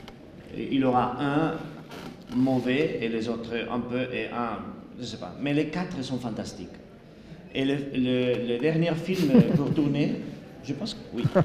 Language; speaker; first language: French; non-native, learner; Spanish